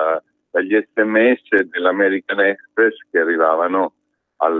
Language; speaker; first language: Italian; native; Italian